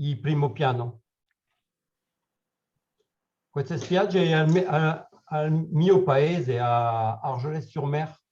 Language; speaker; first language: Italian; non-native, learner; French